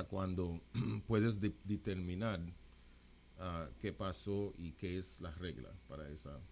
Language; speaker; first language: Spanish; non-native, local second language; English